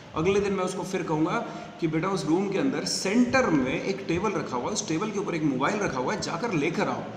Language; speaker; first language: Hindi; native; Hindi